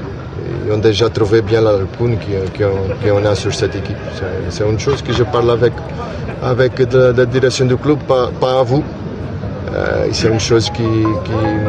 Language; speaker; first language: French; non-native, learner; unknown